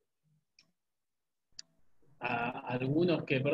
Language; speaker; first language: Spanish; native; Spanish